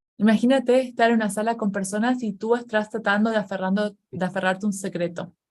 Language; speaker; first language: Spanish; native; Spanish